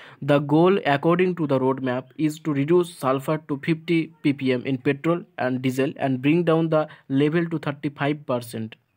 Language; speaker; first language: English; non-native, local second language; Bangla